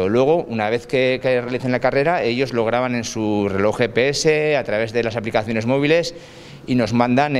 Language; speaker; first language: Spanish; native; Spanish